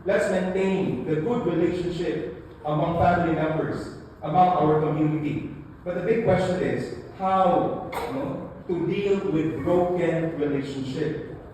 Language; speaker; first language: English; non-native, local second language; Filipino